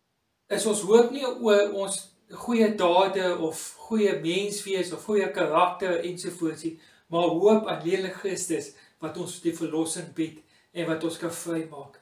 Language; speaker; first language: Afrikaans; native; Afrikaans